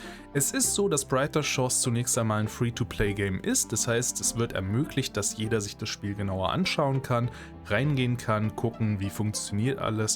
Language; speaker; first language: German; native; German